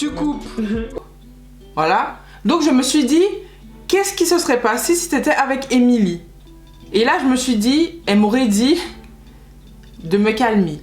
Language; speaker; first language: French; native; French